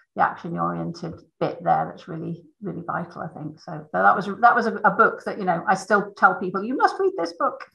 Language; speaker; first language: English; native; English